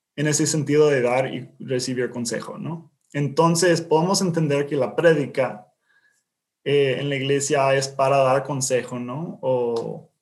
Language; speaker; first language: Spanish; non-native, fluent; English